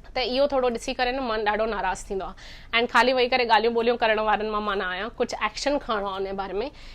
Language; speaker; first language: Sindhi; early bilingual, heritage; Sindhi